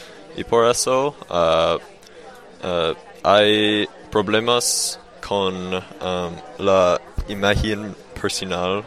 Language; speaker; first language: Spanish; non-native, learner; English